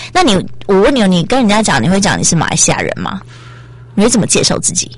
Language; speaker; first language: Chinese; native; Chinese